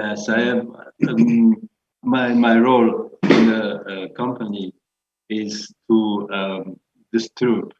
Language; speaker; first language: English; non-native, fluent; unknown